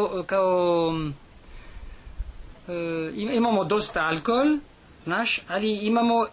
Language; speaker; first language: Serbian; non-native, learner; French